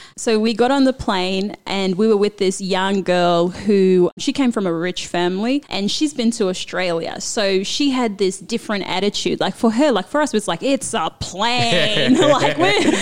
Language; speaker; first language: English; early bilingual, other home language; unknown